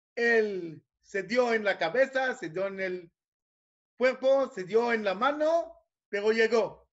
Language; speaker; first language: Spanish; non-native, fluent; Hebrew